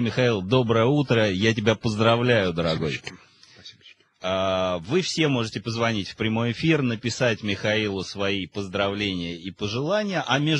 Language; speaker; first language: Russian; native; Russian